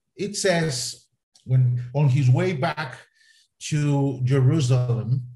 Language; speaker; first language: English; non-native, fluent; Spanish